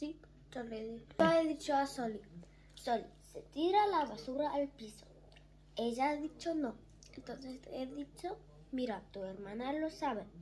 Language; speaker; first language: Spanish; early bilingual, heritage; German